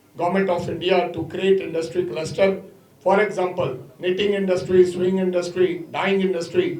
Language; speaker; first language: English; non-native, local second language; Punjabi